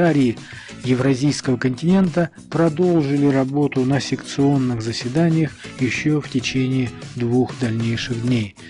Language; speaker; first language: Russian; native; Russian